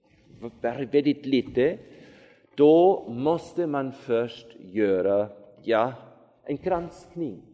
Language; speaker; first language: Swedish; non-native, fluent; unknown